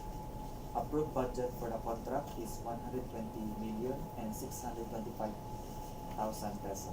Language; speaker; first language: English; non-native, local second language; Cebuano